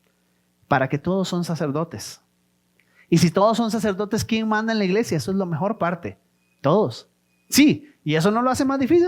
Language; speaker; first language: Spanish; native; Spanish